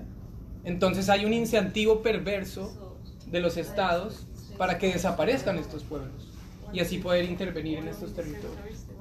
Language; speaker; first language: Spanish; native; Spanish